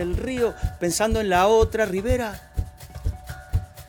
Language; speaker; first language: English; non-native, fluent; Spanish